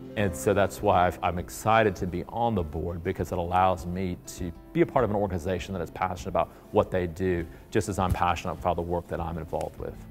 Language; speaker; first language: English; native; English